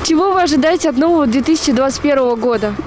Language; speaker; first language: Russian; native; Russian